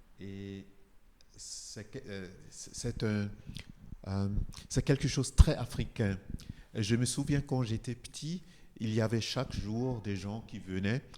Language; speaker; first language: French; non-native, fluent; Igbo